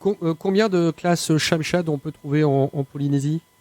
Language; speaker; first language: French; native; French